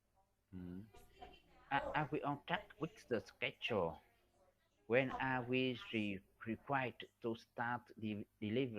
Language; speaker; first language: English; non-native, learner; Vietnamese